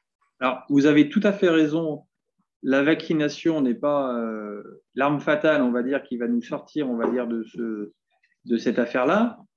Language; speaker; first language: French; native; French